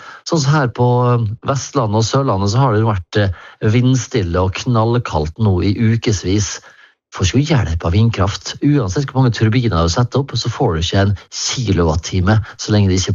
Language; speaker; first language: Norwegian; native; Norwegian